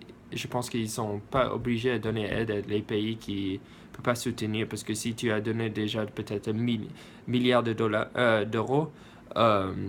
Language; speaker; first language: French; non-native, learner; English